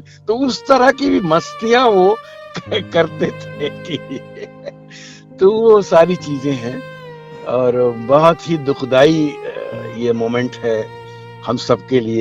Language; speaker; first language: Hindi; native; Hindi